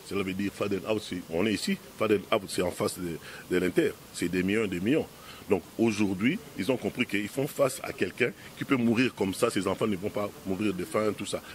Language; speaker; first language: French; non-native, local second language; Lingala